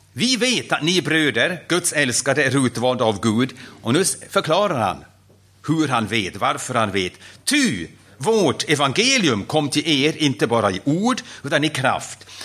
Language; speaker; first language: Swedish; non-native, fluent; German